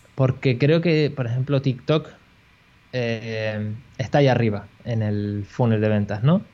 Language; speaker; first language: Spanish; native; Spanish